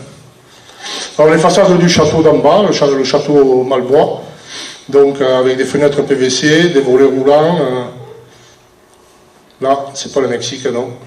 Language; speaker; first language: French; native; French